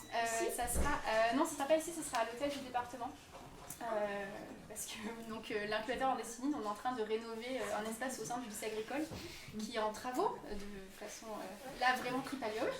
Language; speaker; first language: French; native; French